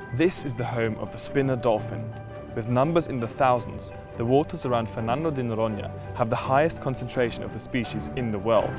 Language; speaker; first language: English; non-native, fluent; German